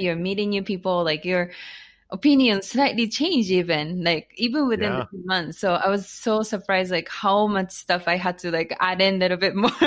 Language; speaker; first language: English; non-native, fluent; Japanese